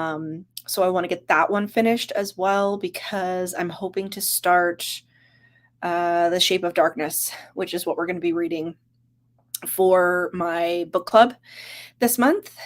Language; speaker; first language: English; native; English